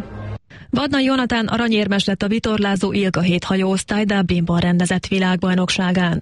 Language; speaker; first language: Hungarian; native; Hungarian